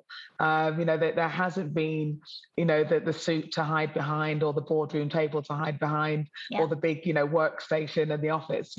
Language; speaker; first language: English; native; English